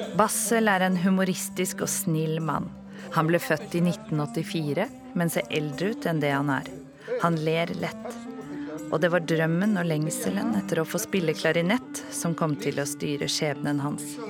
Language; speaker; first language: Norwegian; native; Norwegian